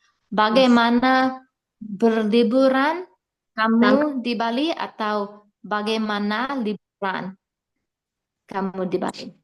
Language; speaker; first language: Indonesian; non-native, learner; English